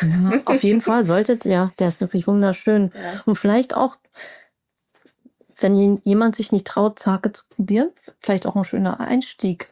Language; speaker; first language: German; non-native, fluent; Japanese